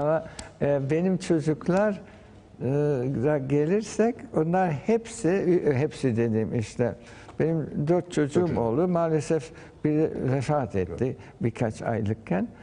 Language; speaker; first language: Turkish; early bilingual, heritage; Turkish